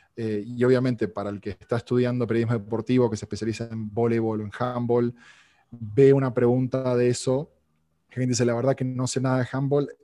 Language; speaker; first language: Spanish; native; Spanish